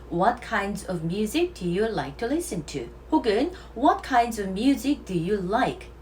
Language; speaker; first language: English; non-native, fluent; Korean